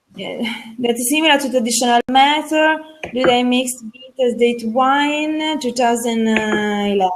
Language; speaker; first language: English; non-native, learner; Italian